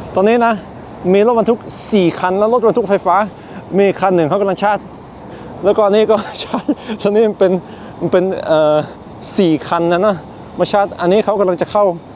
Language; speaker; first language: Thai; native; Thai